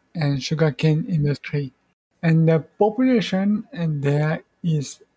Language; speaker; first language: English; non-native, fluent; Morisyen